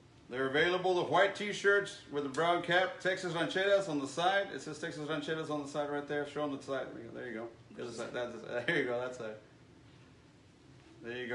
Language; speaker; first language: English; early bilingual, other home language; Spanish